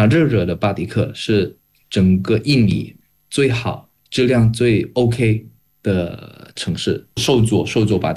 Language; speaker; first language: Chinese; non-native, fluent; Indonesian